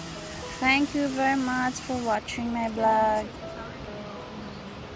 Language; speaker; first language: English; non-native, local second language; Filipino